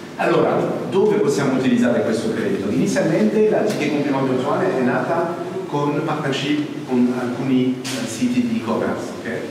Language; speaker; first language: Italian; non-native, fluent; French